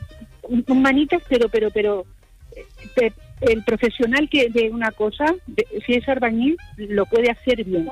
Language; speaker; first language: Spanish; native; Spanish